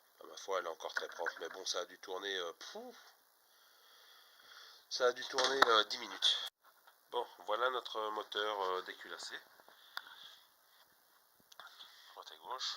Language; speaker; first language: French; native; French